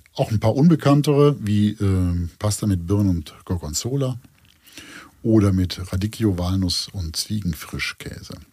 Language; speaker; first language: German; native; German